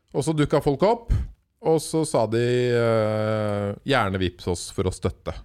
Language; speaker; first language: Norwegian; native; Norwegian